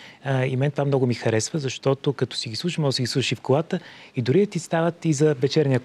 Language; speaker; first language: Bulgarian; native; Bulgarian